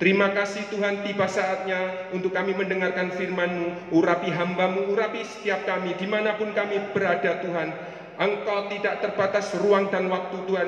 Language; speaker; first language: Malay; native; Malay